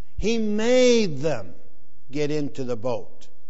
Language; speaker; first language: English; native; English